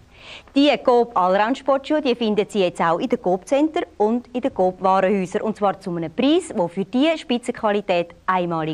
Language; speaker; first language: German; native; German